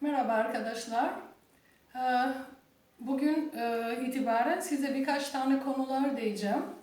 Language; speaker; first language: Turkish; non-native, learner; Albanian